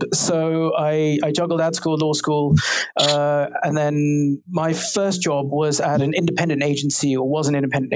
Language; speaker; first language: English; native; English